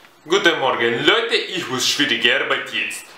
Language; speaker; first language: German; non-native, learner; Russian